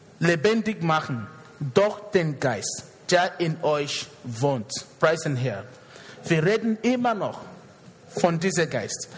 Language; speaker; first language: German; non-native, fluent; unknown